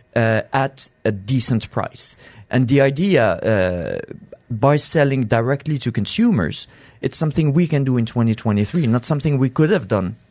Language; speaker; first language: English; non-native, fluent; French